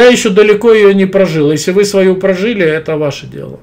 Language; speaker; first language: Russian; native; Russian